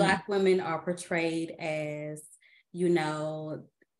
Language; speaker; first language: English; native; English